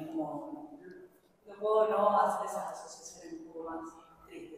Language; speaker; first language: Spanish; native; Spanish